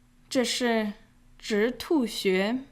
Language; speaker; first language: Chinese; non-native, fluent; English